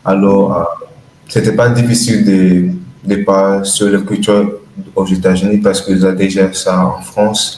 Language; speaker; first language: French; non-native, learner; English